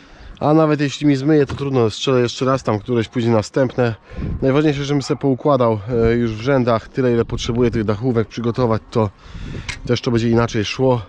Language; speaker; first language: Polish; native; Polish